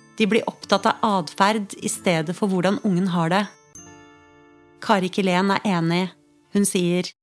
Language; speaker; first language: Norwegian; native; Norwegian